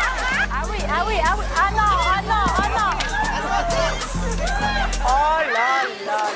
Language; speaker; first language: French; native; French